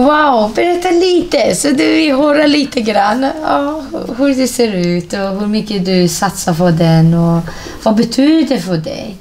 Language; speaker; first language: Swedish; non-native, fluent; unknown